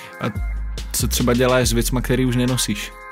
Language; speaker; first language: Czech; native; Czech